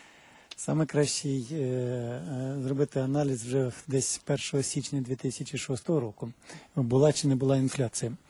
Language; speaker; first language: Ukrainian; native; Ukrainian